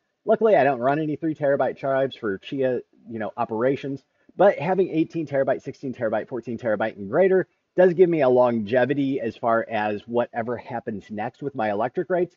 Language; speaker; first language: English; native; English